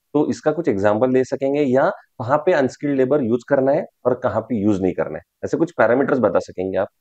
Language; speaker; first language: Hindi; non-native, local second language; Marathi